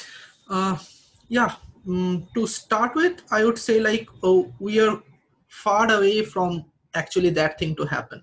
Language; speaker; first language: English; non-native, local second language; Bangla